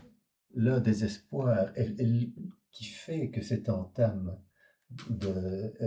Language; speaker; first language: French; native; French